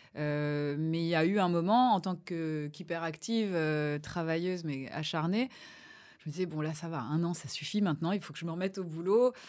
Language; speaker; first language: French; native; French